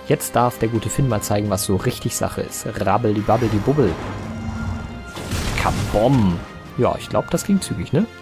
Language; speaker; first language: German; native; German